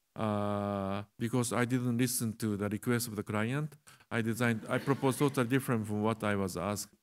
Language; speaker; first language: English; non-native, learner; Japanese